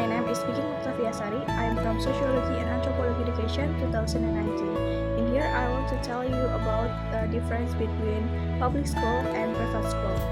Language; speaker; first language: English; non-native, learner; Indonesian